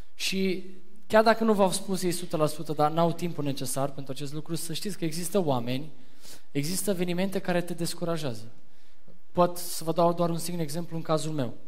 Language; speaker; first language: Romanian; non-native, fluent; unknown